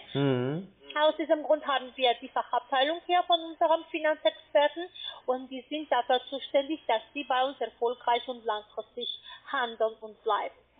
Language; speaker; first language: German; non-native, fluent; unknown